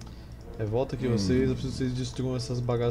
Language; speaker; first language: Portuguese; native; Portuguese